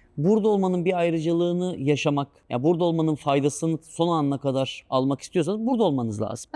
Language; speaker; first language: Turkish; native; Turkish